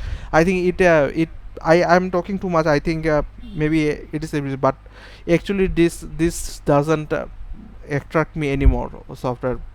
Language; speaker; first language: English; non-native, fluent; Bangla